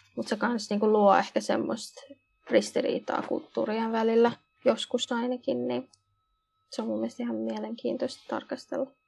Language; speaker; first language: Finnish; early bilingual, other home language; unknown